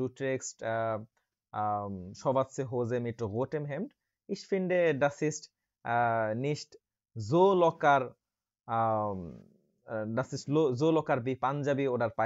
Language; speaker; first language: German; non-native, learner; Bangla